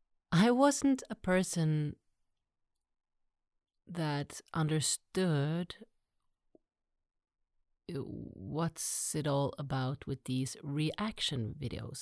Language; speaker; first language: English; non-native, fluent; Norwegian